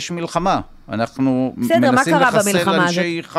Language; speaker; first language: Hebrew; native; Hebrew